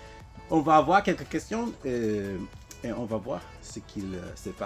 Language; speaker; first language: French; non-native, learner; English